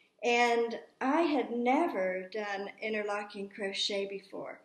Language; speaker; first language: English; native; English